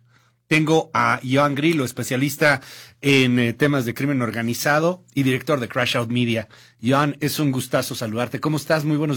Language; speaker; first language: Spanish; native; Spanish